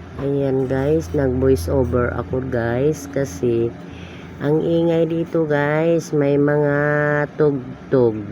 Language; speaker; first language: Filipino; non-native, local second language; Hiligaynon